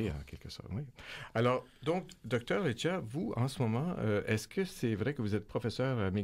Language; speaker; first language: French; native; French